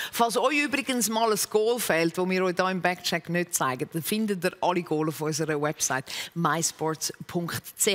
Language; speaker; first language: German; native; German